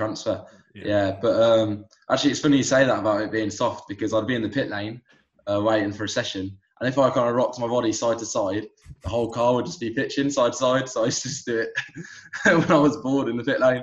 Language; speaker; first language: English; native; English